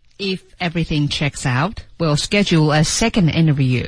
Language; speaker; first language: English; non-native, fluent; Chinese